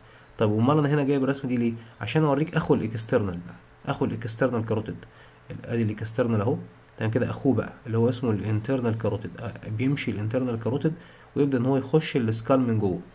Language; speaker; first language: Arabic; native; Arabic